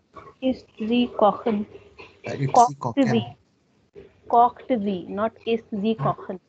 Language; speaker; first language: German; non-native, fluent; Hindi